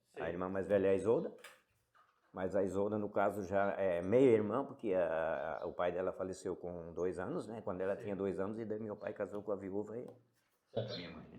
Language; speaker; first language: Portuguese; native; Portuguese